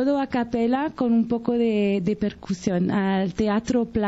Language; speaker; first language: Spanish; early bilingual, heritage; Spanish